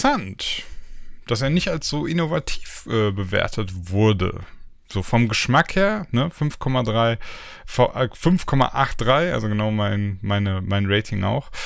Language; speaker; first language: German; native; German